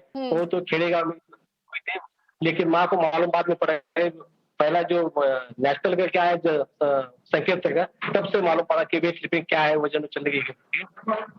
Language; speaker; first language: Hindi; non-native, local second language; Marathi